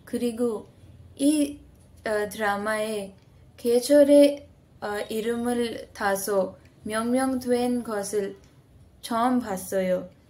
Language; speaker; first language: Korean; non-native, learner; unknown